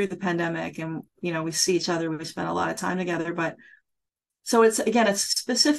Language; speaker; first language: English; native; English